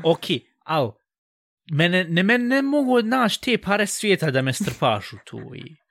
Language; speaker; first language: Bosnian; early bilingual, heritage; Bosnian